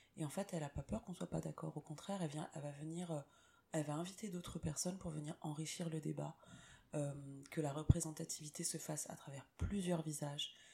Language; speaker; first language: French; native; French